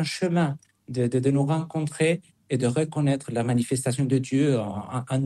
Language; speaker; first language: French; non-native, fluent; Spanish